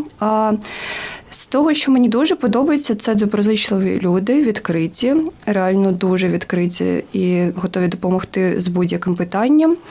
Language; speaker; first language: Ukrainian; native; Ukrainian